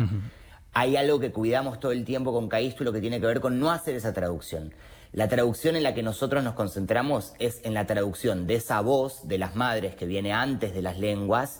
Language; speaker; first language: Spanish; native; Spanish